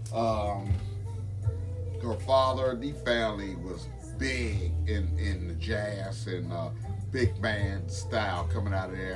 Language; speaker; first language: English; native; English